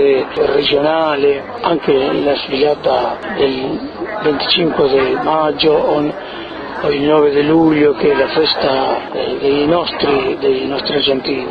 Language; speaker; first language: Italian; early bilingual, heritage; Italian